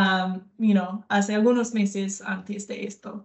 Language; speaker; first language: Spanish; non-native, fluent; English